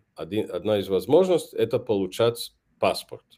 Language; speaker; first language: Russian; non-native, fluent; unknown